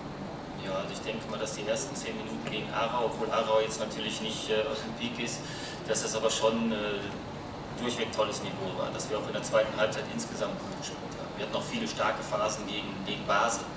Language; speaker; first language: German; native; German